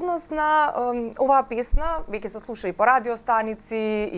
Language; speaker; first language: Macedonian; native; Macedonian